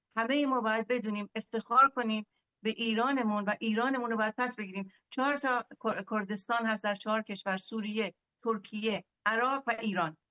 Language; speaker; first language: Persian; native; Persian